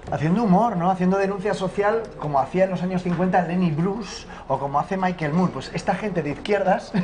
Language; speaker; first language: Spanish; native; Spanish